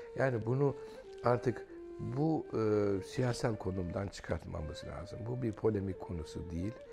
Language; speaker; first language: Turkish; native; Turkish